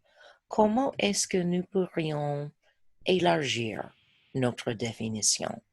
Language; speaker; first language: French; non-native, fluent; English